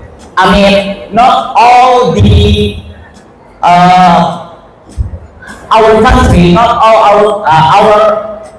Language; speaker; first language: English; non-native, fluent; Indonesian